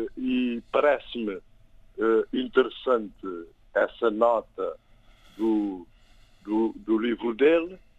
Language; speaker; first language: Portuguese; non-native, local second language; Kabuverdianu